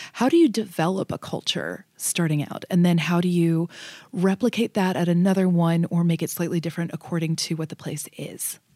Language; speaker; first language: English; native; English